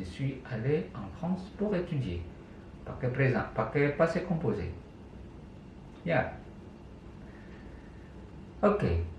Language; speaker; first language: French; non-native, fluent; Indonesian